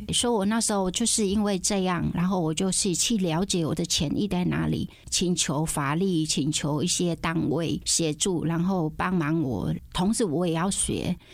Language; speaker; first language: Chinese; non-native, fluent; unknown